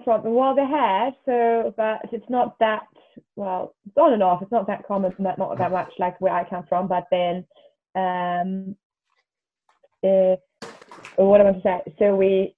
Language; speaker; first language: English; non-native, fluent; German